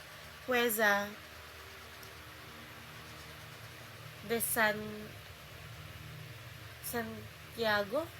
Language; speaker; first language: Spanish; non-native, learner; Filipino